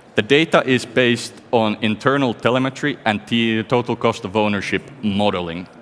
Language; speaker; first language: English; non-native, fluent; Finnish